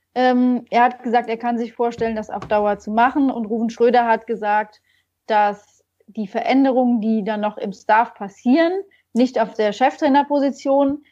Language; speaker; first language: German; native; German